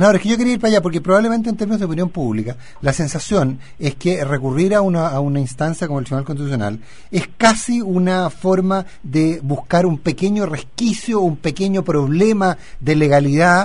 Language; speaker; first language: Spanish; native; Spanish